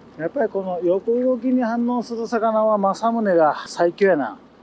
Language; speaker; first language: Japanese; native; Japanese